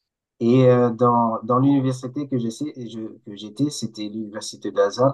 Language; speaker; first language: French; non-native, local second language; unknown